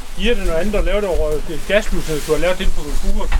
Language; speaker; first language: Danish; native; Danish